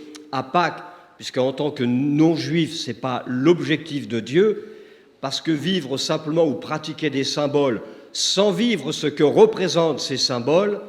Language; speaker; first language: French; native; French